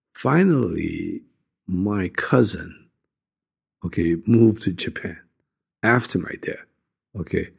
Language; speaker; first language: English; non-native, fluent; Japanese